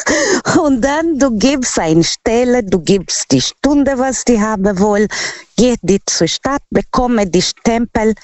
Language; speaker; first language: German; non-native, learner; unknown